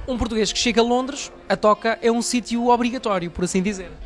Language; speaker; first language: Portuguese; native; Portuguese